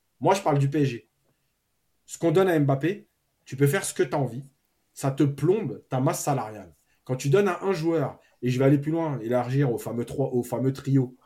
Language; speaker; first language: French; native; French